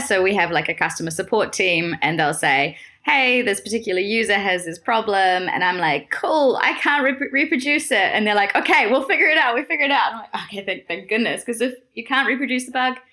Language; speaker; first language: English; native; English